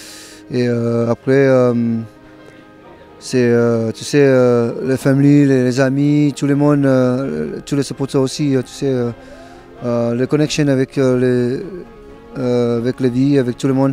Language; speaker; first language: French; non-native, learner; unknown